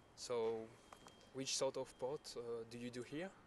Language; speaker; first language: English; non-native, learner; French